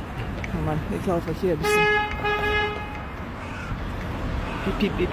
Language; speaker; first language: German; non-native, fluent; Russian